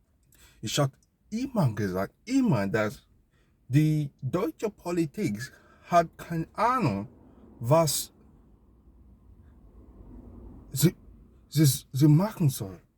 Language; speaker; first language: German; non-native, learner; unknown